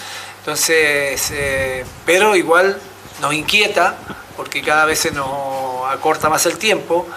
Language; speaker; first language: Spanish; native; Spanish